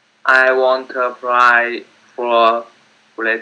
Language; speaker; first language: English; non-native, learner; Chinese